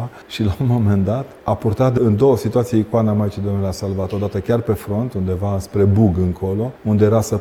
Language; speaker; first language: Romanian; native; Romanian